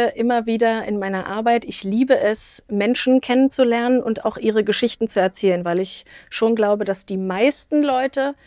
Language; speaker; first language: German; native; German